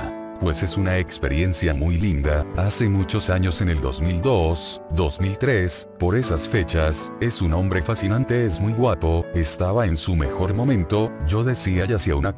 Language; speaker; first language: Spanish; native; Spanish